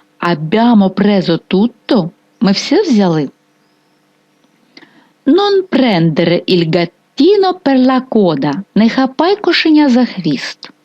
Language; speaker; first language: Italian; non-native, fluent; Ukrainian